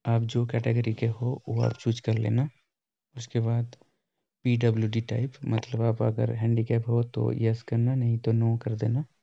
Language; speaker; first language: Hindi; non-native, local second language; Bangla